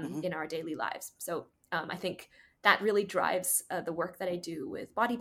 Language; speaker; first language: English; native; English